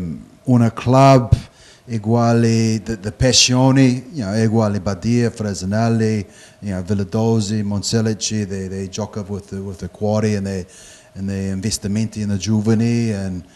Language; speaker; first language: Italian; non-native, learner; English